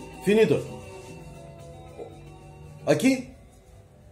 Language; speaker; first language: Spanish; non-native, learner; Russian